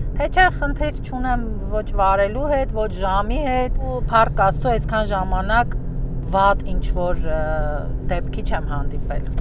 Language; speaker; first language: Armenian; native; Armenian